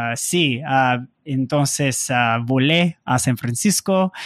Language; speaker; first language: Spanish; non-native, learner; English